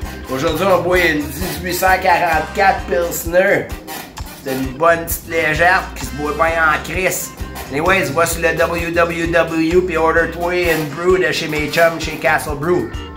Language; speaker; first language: French; native; French